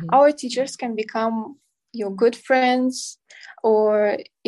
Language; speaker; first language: English; non-native, fluent; Kazakh